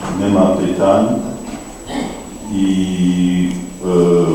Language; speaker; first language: Ukrainian; non-native, fluent; English